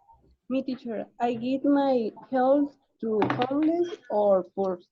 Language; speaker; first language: English; non-native, learner; Spanish